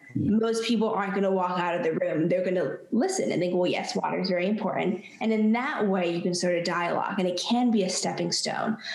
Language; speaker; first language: English; native; English